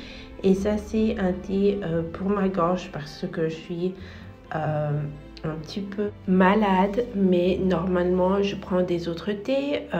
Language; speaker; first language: French; non-native, fluent; Spanish